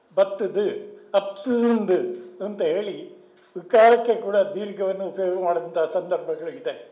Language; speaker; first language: Kannada; non-native, local second language; Tulu